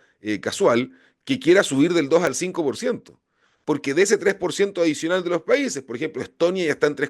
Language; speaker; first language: Spanish; native; Spanish